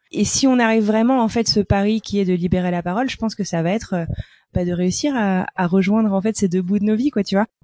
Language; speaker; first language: French; native; French